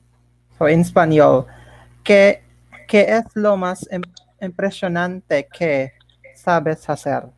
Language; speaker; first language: Spanish; non-native, learner; Filipino